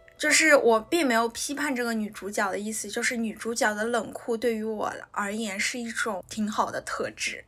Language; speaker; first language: Chinese; native; Chinese